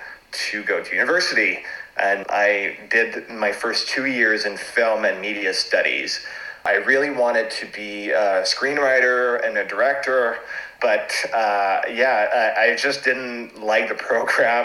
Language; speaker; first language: English; non-native, fluent; French